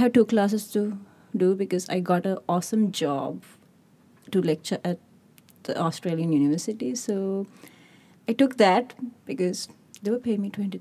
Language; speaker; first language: English; non-native, local second language; Sinhala